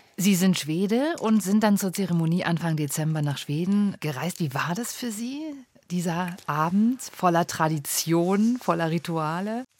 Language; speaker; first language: German; native; German